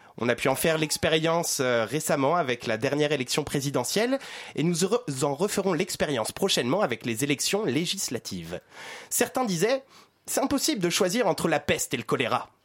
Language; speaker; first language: French; native; French